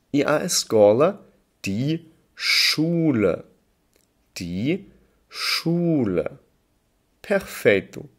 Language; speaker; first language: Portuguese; non-native, fluent; German